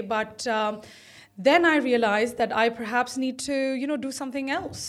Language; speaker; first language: English; non-native, local second language; Urdu